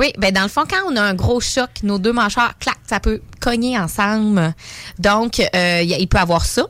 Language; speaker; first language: French; native; French